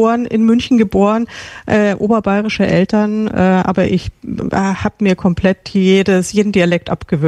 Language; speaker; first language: German; native; German